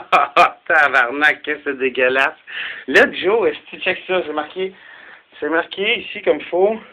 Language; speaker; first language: French; native; French